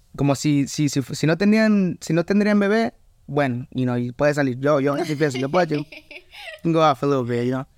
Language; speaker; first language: Spanish; early bilingual, heritage; Spanish